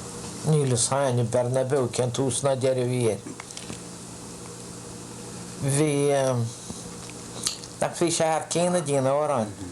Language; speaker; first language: Irish; native; Irish